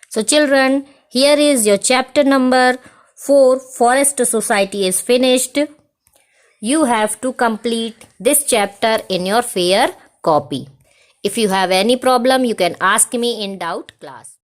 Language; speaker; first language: English; non-native, local second language; Hindi